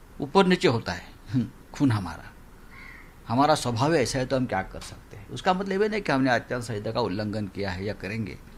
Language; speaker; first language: Hindi; non-native, local second language; Marathi